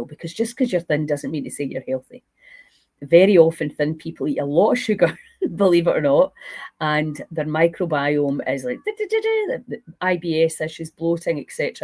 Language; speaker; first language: English; native; English